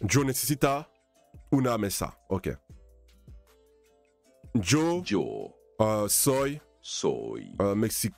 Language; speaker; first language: Spanish; non-native, learner; English